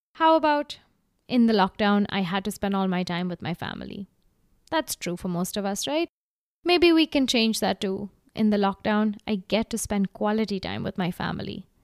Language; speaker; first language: English; non-native, local second language; Gujarati